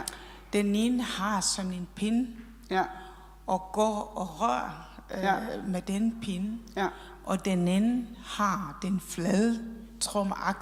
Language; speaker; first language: Danish; non-native, fluent; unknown